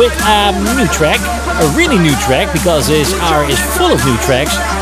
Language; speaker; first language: English; non-native, fluent; Dutch